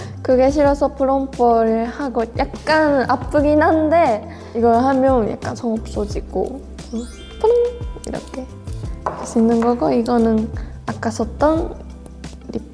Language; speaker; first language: Korean; non-native, fluent; Japanese